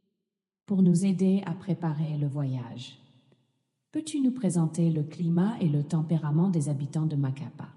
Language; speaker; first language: French; native; French